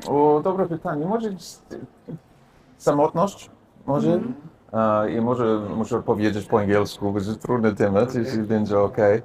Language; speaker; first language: Polish; non-native, learner; English